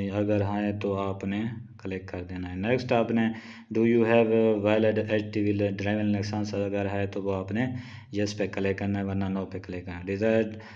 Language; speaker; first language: Urdu; non-native, local second language; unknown